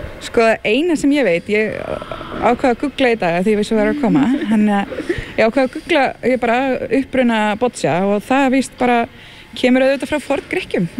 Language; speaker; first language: Icelandic; native; Icelandic